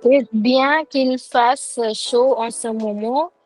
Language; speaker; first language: French; non-native, fluent; Hindi